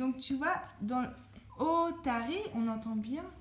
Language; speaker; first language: French; native; French